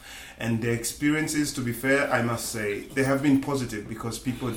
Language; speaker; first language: English; non-native, local second language; Swahili